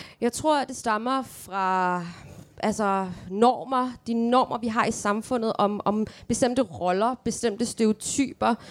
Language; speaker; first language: Danish; early bilingual, other home language; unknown